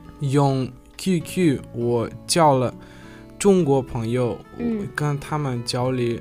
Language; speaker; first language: Chinese; non-native, learner; Uzbek